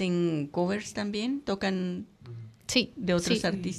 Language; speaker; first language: Spanish; native; Spanish